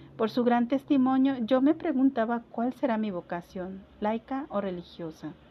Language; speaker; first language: Spanish; non-native, local second language; Kʼicheʼ